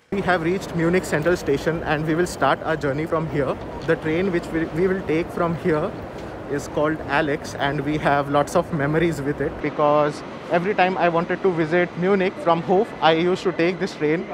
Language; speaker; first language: English; non-native, local second language; Marathi